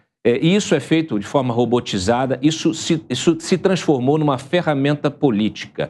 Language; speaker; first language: Portuguese; native; Portuguese